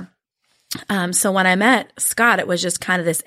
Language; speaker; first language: English; early bilingual, other home language; Norwegian